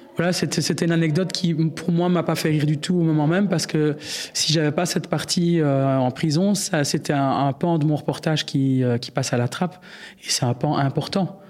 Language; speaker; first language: French; native; French